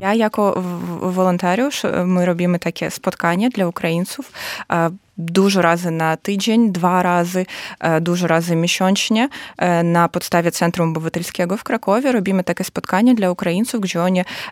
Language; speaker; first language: Polish; non-native, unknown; Russian